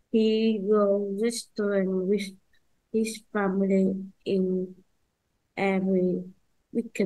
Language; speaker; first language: English; non-native, learner; Vietnamese